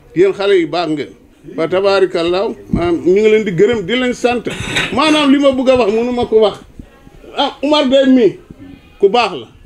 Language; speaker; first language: Wolof; non-native, local second language; Fula